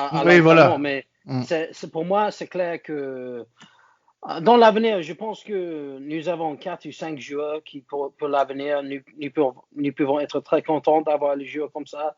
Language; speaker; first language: French; non-native, learner; English